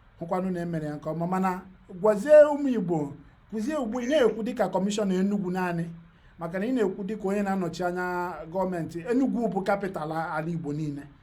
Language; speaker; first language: Igbo; native; Igbo